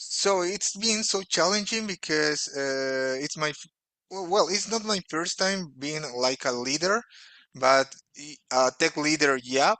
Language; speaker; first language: English; non-native, fluent; Portuguese